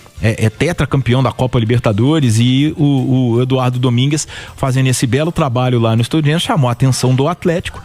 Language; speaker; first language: Portuguese; native; Portuguese